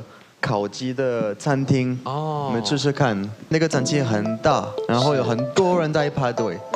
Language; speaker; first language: Chinese; non-native, fluent; French